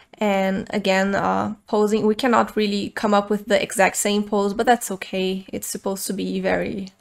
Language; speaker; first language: English; non-native, fluent; Portuguese